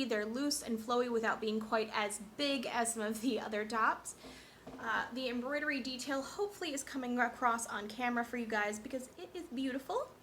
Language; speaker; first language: English; native; English